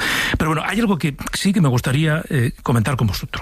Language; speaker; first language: Spanish; native; Spanish